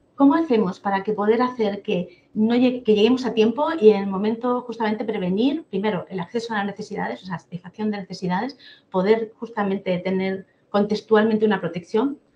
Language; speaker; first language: Spanish; native; Spanish